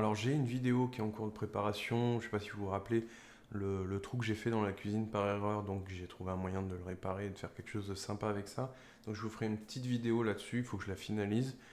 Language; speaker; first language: French; native; French